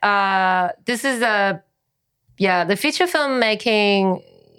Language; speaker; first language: English; non-native, fluent; Korean